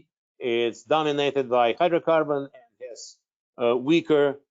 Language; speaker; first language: English; non-native, fluent; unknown